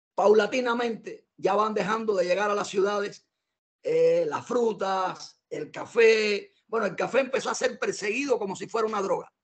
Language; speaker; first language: Spanish; native; Spanish